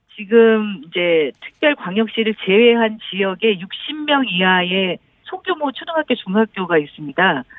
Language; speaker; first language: Korean; native; Korean